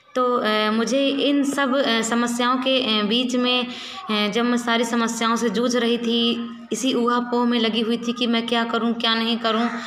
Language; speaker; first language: Hindi; native; Hindi